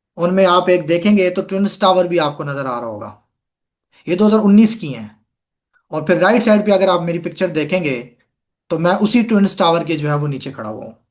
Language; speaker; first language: Urdu; non-native, local second language; Punjabi